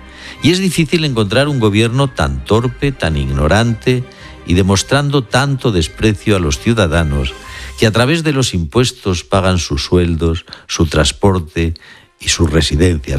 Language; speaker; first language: Spanish; native; Spanish